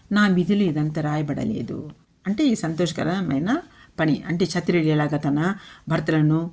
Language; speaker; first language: Telugu; non-native, local second language; Urdu